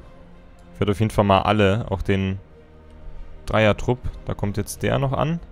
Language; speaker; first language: German; native; German